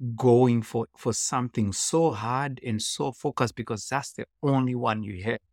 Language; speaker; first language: English; non-native, local second language; Shona